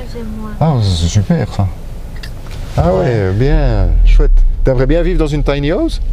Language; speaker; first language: French; native; French